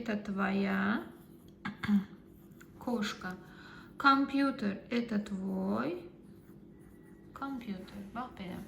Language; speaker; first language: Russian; non-native, fluent; Azerbaijani